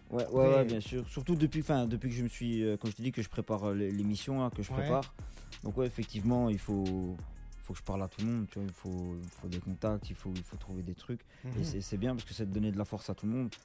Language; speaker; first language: French; native; French